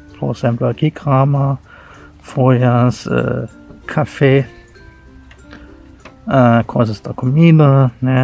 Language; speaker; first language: Portuguese; non-native, fluent; German